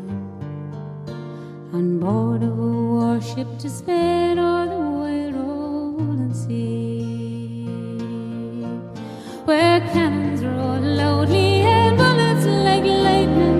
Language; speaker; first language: English; native; English